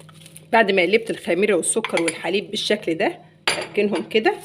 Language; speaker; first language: Arabic; native; Arabic